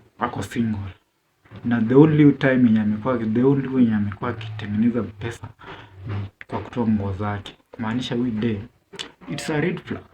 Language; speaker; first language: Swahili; native; Swahili